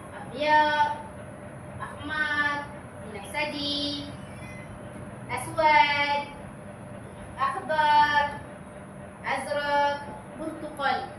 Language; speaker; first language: Arabic; non-native, learner; Malay